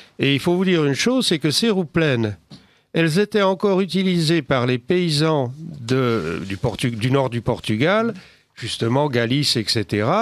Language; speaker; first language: French; native; French